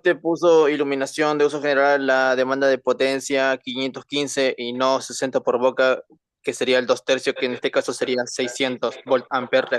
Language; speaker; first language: Spanish; native; Spanish